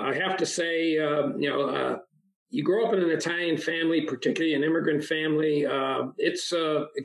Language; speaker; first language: English; early bilingual, other home language; Italian